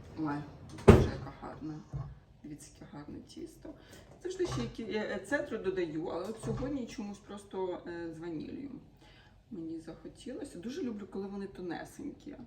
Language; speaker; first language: Ukrainian; non-native, local second language; Russian